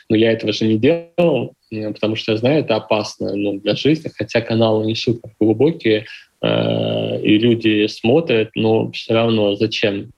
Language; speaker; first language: Russian; native; Russian